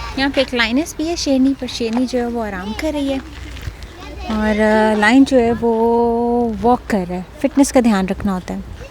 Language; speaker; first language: Urdu; native; Urdu